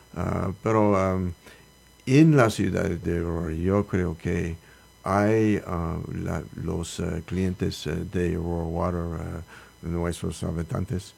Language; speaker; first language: Spanish; non-native, learner; English